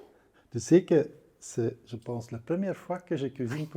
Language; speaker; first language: French; non-native, local second language; Dutch